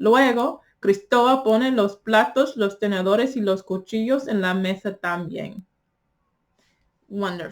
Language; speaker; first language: Spanish; early bilingual, heritage; Spanish